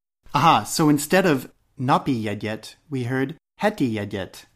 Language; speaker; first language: Hungarian; non-native, learner; English